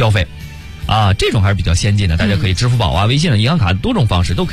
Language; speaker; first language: Chinese; native; Chinese